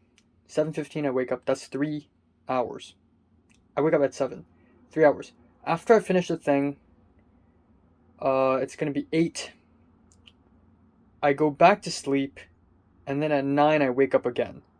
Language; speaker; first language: English; non-native, local second language; Cantonese